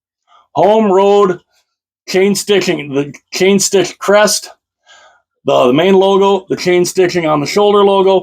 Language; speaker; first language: English; native; English